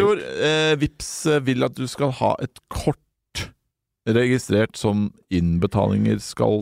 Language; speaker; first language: Norwegian; native; Norwegian